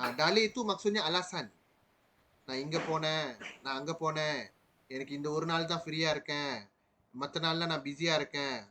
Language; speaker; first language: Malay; non-native, local second language; Tamil